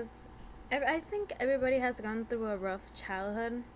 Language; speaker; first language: English; non-native, fluent; Spanish